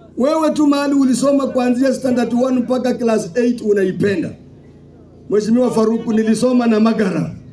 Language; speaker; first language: Swahili; non-native, local second language; Luyia